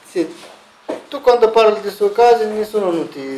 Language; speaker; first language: Italian; non-native, fluent; Romanian